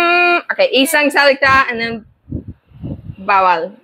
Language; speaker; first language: Filipino; non-native, learner; English